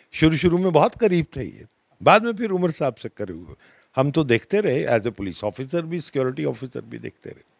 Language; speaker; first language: Hindi; non-native, local second language; Dogri